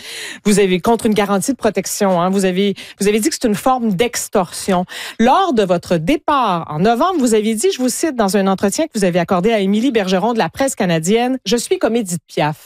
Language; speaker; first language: French; native; French